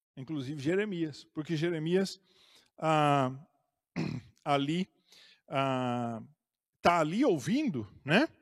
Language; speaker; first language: Portuguese; native; Portuguese